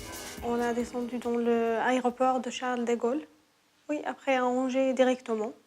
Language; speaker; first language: French; non-native, learner; Arabic